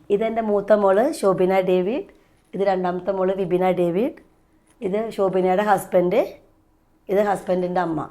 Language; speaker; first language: Malayalam; native; Malayalam